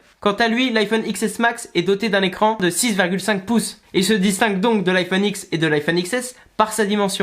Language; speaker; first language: French; native; French